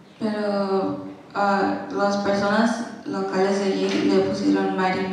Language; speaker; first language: Spanish; non-native, learner; English